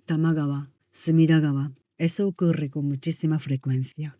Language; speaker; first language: Spanish; non-native, fluent; Japanese